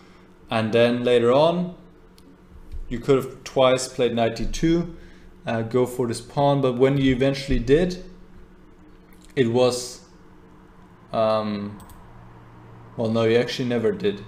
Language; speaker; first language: English; non-native, fluent; German